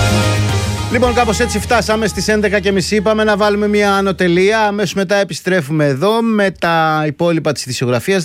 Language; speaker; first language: Greek; native; Greek